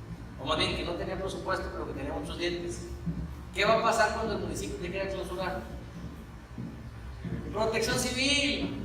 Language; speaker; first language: Spanish; native; Spanish